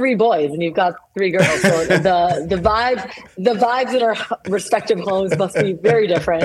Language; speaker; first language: English; non-native, fluent; Spanish